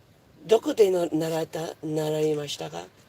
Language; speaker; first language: Japanese; non-native, learner; English